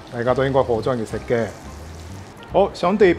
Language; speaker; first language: Cantonese; non-native, fluent; Japanese